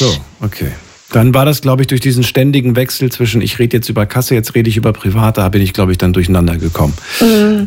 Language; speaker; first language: German; native; German